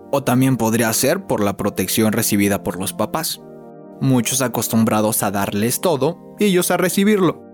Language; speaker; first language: Spanish; native; Spanish